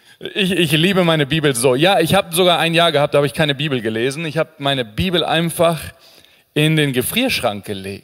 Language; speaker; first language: German; native; German